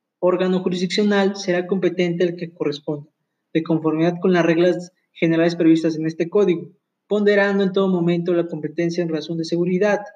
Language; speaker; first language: Spanish; native; Spanish